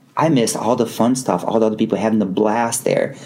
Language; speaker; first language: English; non-native, fluent; Portuguese